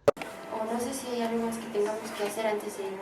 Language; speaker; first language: Spanish; native; Spanish